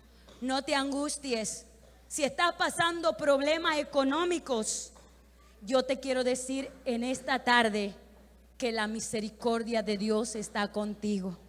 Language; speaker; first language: Spanish; native; Spanish